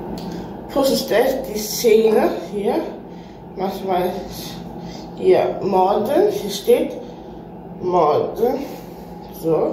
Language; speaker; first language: German; early bilingual, other home language; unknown